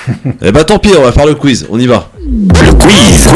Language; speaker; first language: French; native; French